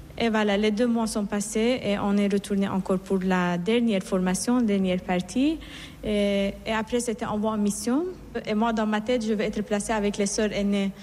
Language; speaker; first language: French; non-native, fluent; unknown